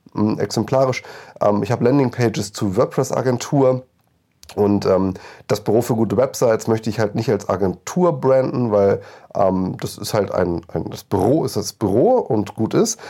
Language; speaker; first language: German; native; German